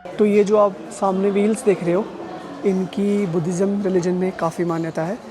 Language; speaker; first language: Hindi; native; Hindi